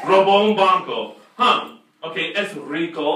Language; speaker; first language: Spanish; non-native, fluent; English